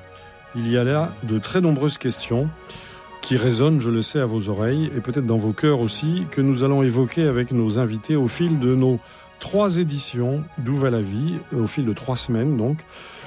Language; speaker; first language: French; native; French